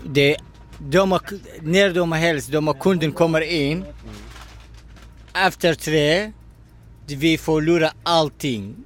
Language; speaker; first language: Swedish; non-native, learner; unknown